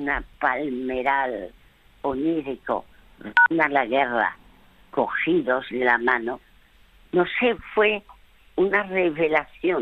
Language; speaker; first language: Spanish; early bilingual, other home language; French